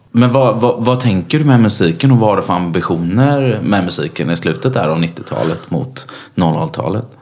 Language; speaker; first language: Swedish; native; Swedish